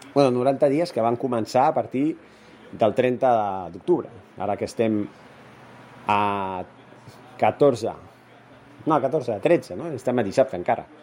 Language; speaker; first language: Catalan; non-native, local second language; Spanish